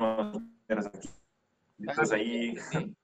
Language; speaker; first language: Spanish; non-native, fluent; English